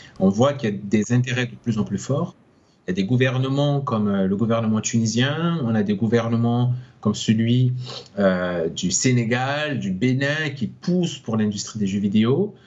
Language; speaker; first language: French; non-native, local second language; Sango